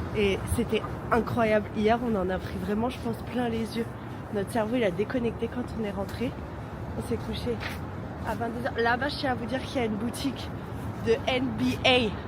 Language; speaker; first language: French; native; French